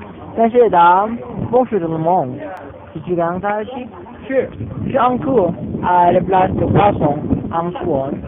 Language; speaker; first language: French; non-native, learner; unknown